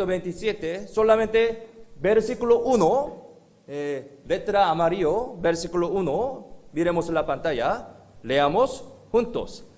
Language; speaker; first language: Spanish; non-native, fluent; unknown